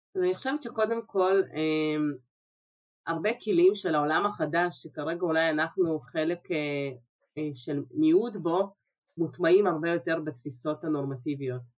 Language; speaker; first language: Hebrew; early bilingual, other home language; Russian